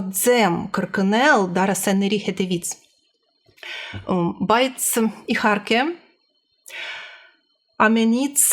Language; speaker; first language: Armenian; non-native, learner; Russian